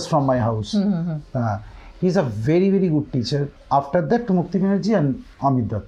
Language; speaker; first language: English; non-native, local second language; Bangla